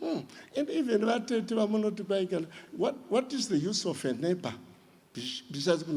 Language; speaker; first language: English; non-native, local second language; Shona